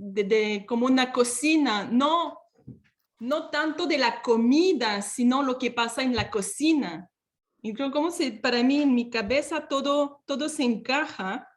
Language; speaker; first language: Spanish; non-native, fluent; French